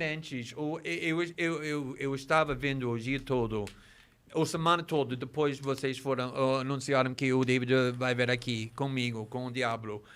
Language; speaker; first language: Portuguese; non-native, fluent; English